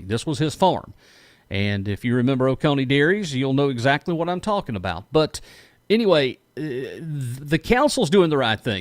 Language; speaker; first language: English; native; English